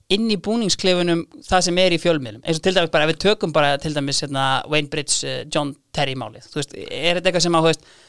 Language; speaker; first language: Icelandic; native; Icelandic